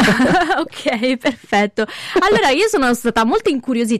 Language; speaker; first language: Italian; native; Italian